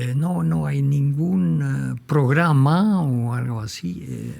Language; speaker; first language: Spanish; non-native, fluent; Dutch